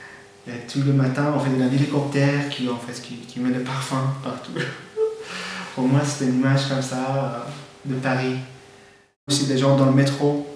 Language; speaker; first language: French; non-native, fluent; Persian